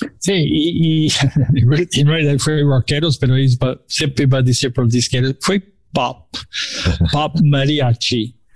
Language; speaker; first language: Spanish; non-native, learner; English